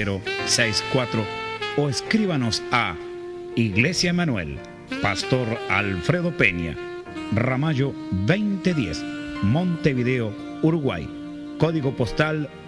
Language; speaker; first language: Spanish; native; Spanish